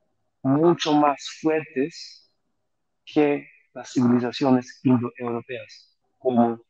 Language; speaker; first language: Spanish; non-native, fluent; Greek